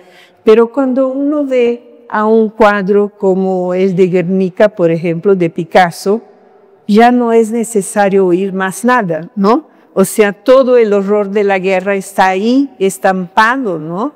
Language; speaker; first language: Spanish; non-native, fluent; Portuguese